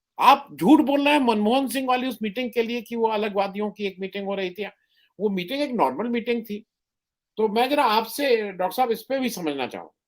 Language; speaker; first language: Hindi; native; Hindi